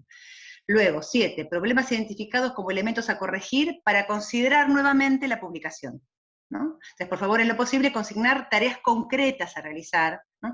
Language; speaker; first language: Spanish; native; Spanish